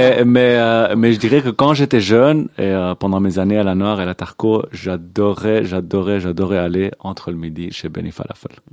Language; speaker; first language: French; non-native, local second language; Hebrew